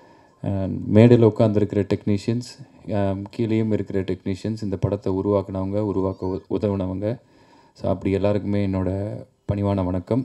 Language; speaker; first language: Tamil; native; Tamil